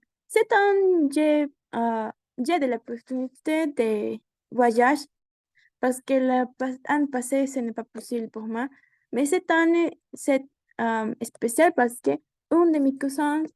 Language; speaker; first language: French; non-native, learner; Spanish